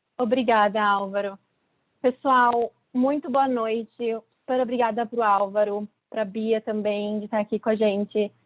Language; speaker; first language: Portuguese; native; Portuguese